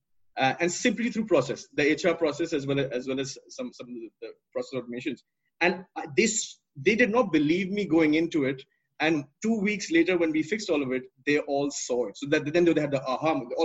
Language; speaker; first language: English; non-native, local second language; Urdu